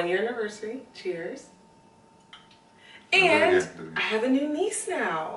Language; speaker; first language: English; native; English